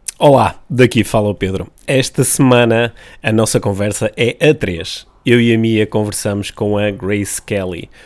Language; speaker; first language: Portuguese; native; Portuguese